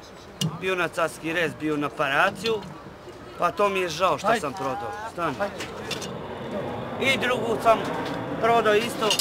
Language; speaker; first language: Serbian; non-native, local second language; Romany